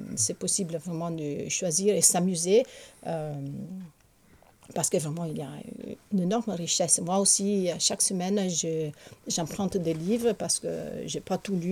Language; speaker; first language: French; non-native, fluent; Italian